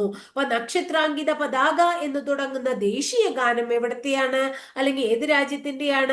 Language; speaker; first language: Malayalam; native; Malayalam